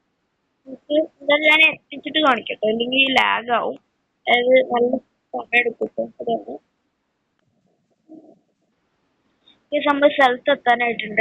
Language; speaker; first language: Malayalam; native; Malayalam